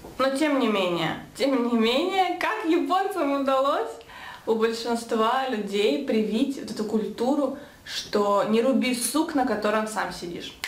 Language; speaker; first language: Russian; native; Russian